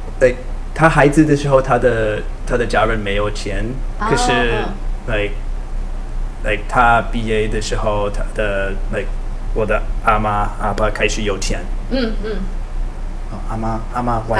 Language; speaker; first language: Chinese; non-native, learner; English